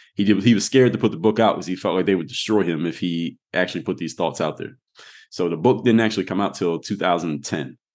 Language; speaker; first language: English; native; English